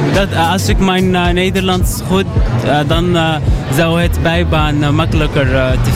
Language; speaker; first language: Dutch; non-native, learner; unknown